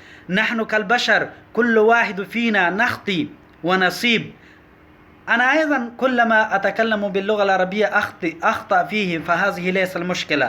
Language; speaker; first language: Arabic; non-native, learner; Pashto